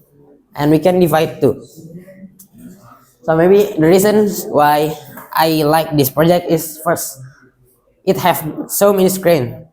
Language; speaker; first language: English; non-native, local second language; Indonesian